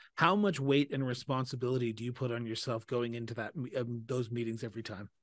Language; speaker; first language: English; native; English